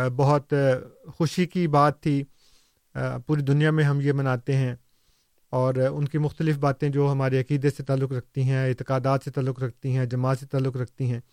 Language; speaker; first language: Urdu; non-native, local second language; Punjabi